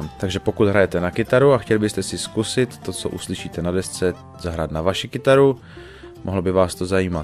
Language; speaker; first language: Czech; native; Czech